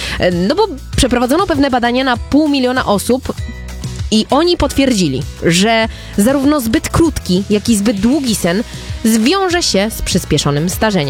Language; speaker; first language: Polish; native; Polish